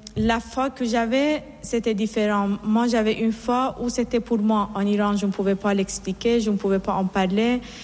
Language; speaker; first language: French; non-native, fluent; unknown